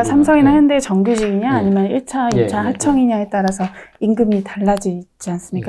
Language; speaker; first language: Korean; native; Korean